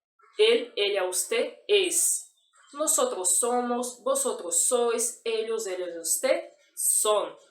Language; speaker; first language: Spanish; non-native, fluent; Portuguese